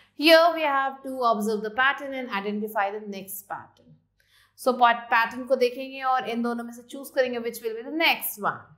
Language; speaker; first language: English; non-native, local second language; Hindi